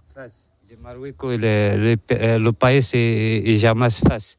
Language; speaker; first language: Spanish; non-native, learner; Arabic